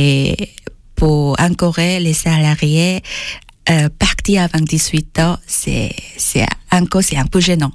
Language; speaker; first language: French; non-native, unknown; Korean